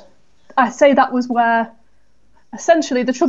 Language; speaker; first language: English; native; English